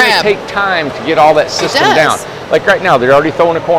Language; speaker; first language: English; native; English